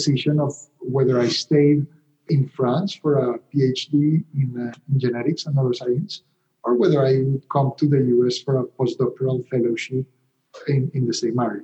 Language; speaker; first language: English; non-native, fluent; Spanish